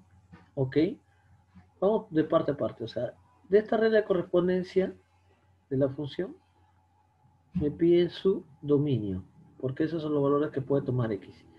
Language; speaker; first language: Spanish; native; Spanish